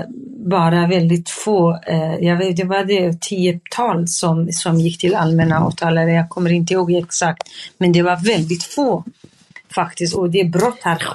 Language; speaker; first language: Swedish; non-native, fluent; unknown